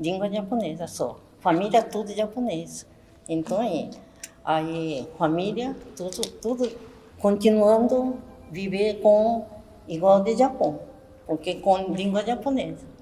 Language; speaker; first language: Portuguese; non-native, learner; Japanese